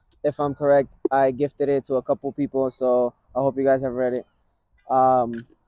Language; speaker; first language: English; early bilingual, other home language; Spanish